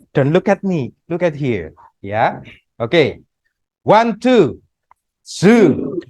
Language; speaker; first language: English; non-native, fluent; Indonesian